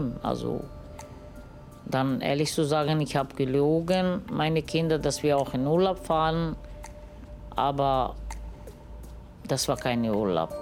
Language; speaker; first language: German; non-native, learner; Romany